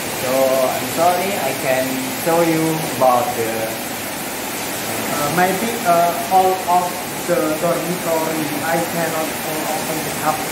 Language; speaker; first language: English; non-native, learner; Indonesian